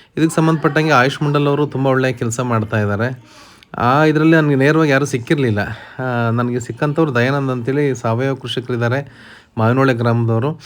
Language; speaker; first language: Kannada; native; Kannada